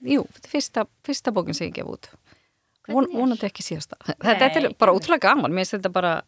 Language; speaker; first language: Icelandic; native; Icelandic